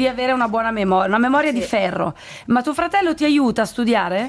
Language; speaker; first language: Italian; native; Italian